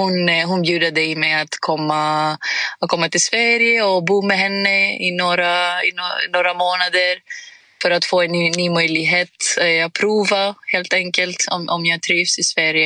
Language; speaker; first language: Swedish; non-native, fluent; Greek